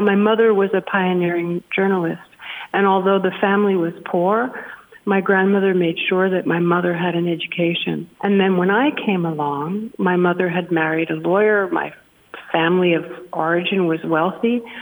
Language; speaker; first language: English; native; English